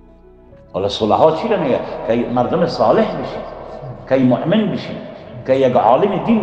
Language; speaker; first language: Persian; native; Persian